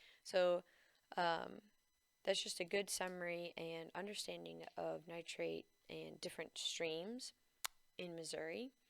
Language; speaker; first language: English; native; English